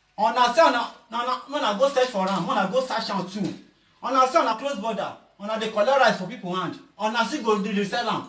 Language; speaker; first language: Nigerian Pidgin; non-native, local second language; Yoruba